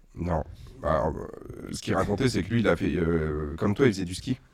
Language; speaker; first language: French; native; French